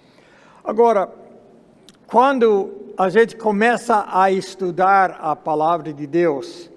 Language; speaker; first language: Portuguese; non-native, fluent; English